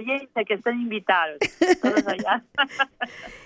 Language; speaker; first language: Spanish; native; Spanish